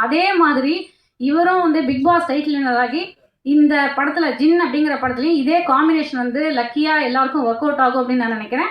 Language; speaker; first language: Tamil; native; Tamil